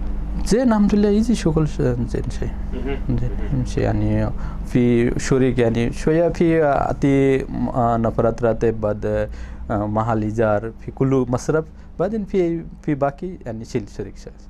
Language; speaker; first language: Arabic; non-native, learner; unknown